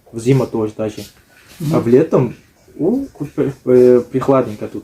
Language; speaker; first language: Russian; non-native, learner; Uzbek